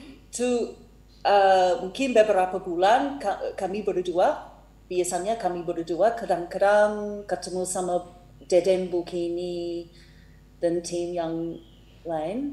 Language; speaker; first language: Indonesian; non-native, fluent; English